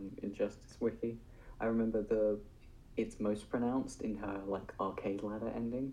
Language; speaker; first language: English; native; English